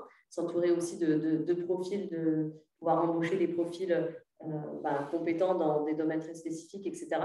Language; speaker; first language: French; native; French